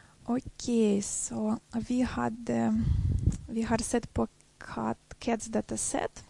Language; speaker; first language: Swedish; non-native, fluent; Russian